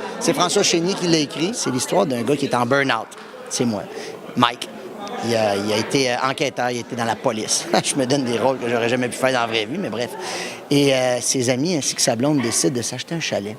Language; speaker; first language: French; native; French